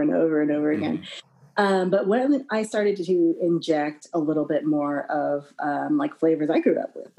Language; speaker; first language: English; early bilingual, other home language; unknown